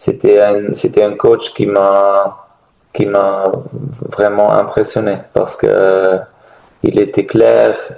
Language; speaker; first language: French; non-native, learner; German